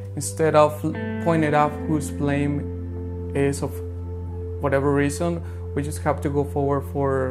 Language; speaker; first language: English; non-native, fluent; Spanish